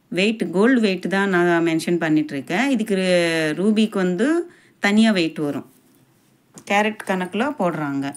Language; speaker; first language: Tamil; non-native, local second language; Telugu